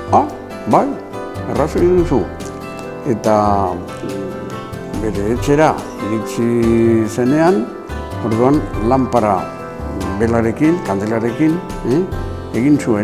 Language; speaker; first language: Basque; non-native, local second language; Spanish